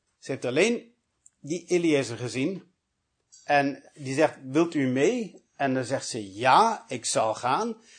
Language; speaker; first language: Dutch; early bilingual, other home language; English